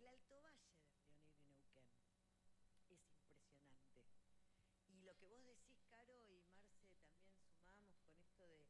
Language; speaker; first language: Spanish; native; Spanish